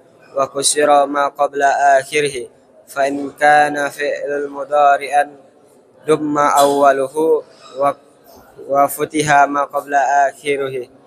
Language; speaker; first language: Arabic; non-native, learner; Indonesian